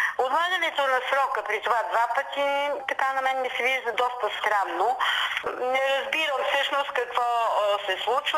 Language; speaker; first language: Bulgarian; native; Bulgarian